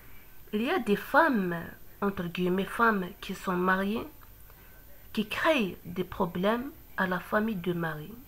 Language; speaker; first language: French; non-native, local second language; Kabyle